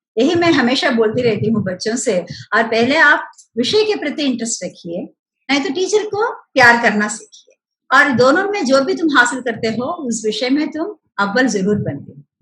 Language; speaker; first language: Hindi; non-native, local second language; Telugu